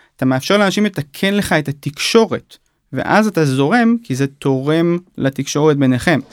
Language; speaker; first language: Hebrew; native; Hebrew